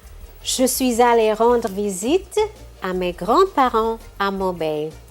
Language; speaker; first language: French; non-native, fluent; English